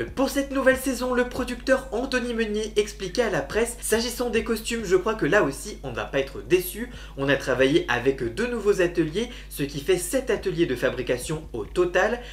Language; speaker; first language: French; native; French